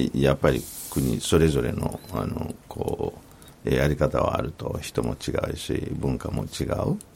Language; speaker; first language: Japanese; non-native, fluent; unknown